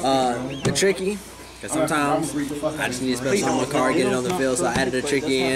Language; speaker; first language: English; native; English